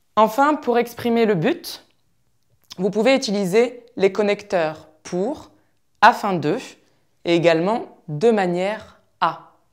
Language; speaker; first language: French; native; French